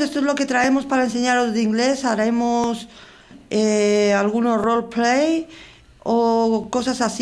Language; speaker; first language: Spanish; native; Spanish